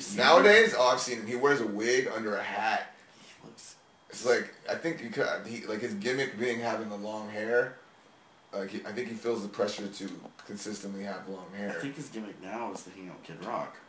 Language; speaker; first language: English; native; English